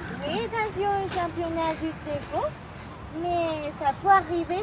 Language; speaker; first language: French; non-native, learner; Spanish